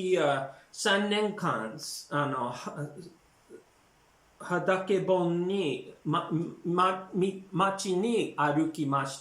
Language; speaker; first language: Japanese; non-native, learner; English